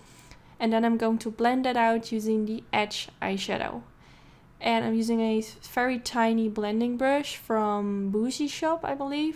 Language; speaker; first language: English; non-native, fluent; Dutch